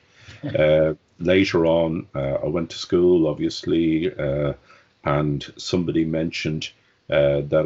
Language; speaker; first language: English; native; English